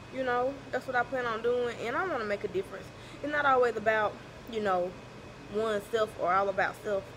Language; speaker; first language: English; native; English